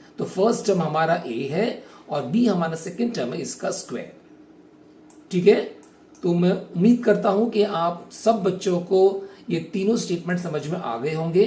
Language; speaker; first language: Hindi; native; Hindi